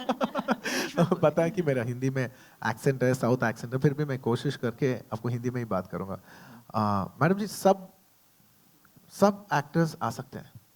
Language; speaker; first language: Hindi; non-native, local second language; Telugu